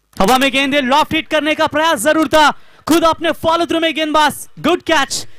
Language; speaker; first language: Hindi; non-native, local second language; Marathi